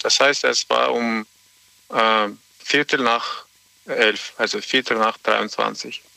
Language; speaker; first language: German; non-native, learner; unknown